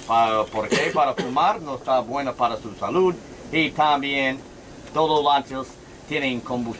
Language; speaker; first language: Spanish; non-native, learner; English